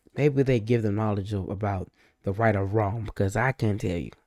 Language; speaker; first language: English; native; English